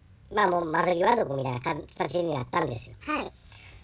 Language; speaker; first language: Japanese; native; Japanese